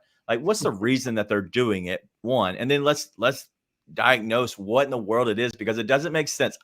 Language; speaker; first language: English; native; English